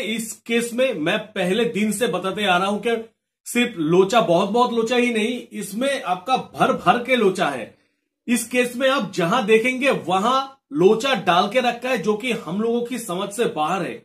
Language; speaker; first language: Hindi; non-native, local second language; Bangla